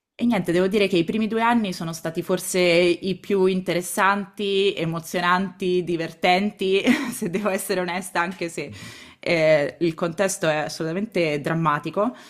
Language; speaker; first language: Italian; native; Italian